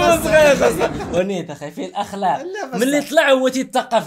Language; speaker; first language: Arabic; native; Arabic